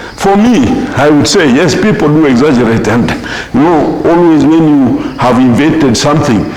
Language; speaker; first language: English; non-native, local second language; Swahili